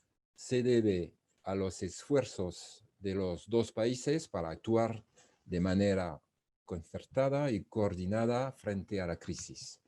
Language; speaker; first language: Spanish; non-native, fluent; French